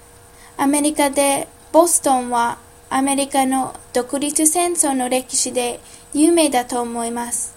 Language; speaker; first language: Japanese; non-native, learner; English